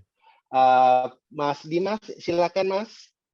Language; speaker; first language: Indonesian; native; Indonesian